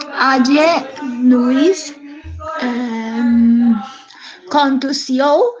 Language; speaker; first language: Spanish; non-native, learner; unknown